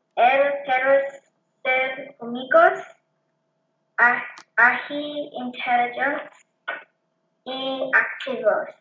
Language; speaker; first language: Spanish; non-native, learner; English